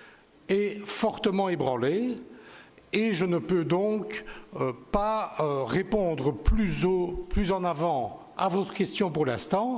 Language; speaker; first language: French; native; French